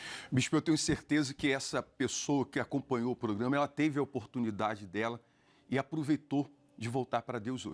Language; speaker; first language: Portuguese; native; Portuguese